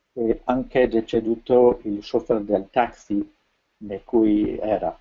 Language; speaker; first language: Italian; non-native, fluent; French